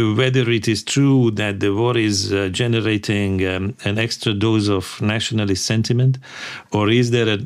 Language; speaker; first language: English; non-native, fluent; Hungarian